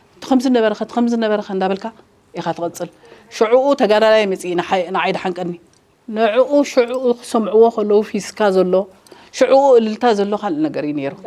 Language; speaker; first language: Tigrinya; native; Tigrinya